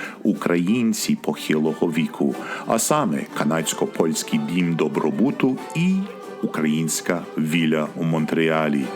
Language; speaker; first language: Ukrainian; early bilingual, heritage; English